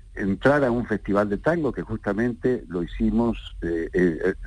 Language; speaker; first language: Spanish; native; Spanish